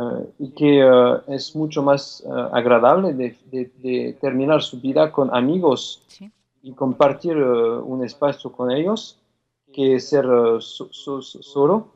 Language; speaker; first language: Spanish; non-native, fluent; French